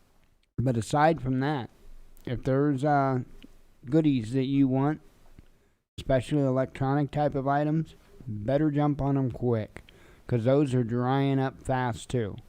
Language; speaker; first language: English; native; English